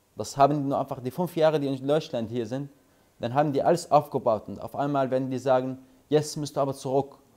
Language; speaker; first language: German; non-native, learner; Arabic